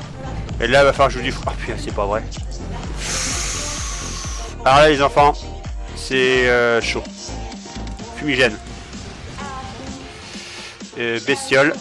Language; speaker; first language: French; native; French